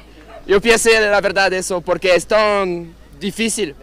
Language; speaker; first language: Spanish; non-native, fluent; Portuguese